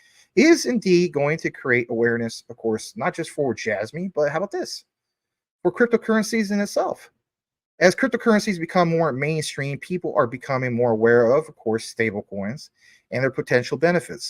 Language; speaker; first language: English; native; English